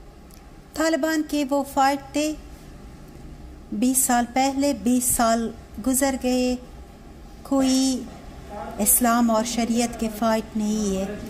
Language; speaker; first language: Hindi; non-native, learner; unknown